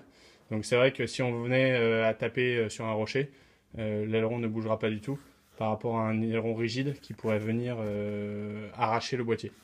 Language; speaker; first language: French; native; French